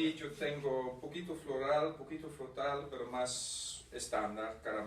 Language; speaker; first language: Spanish; non-native, learner; Dutch